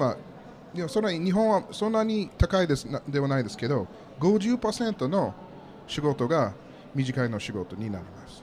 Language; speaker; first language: Japanese; non-native, learner; English